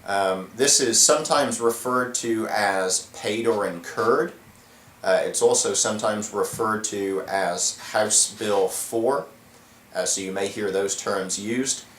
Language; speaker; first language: English; native; English